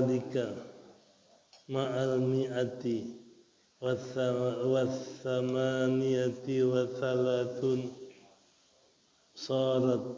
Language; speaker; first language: Arabic; non-native, fluent; Indonesian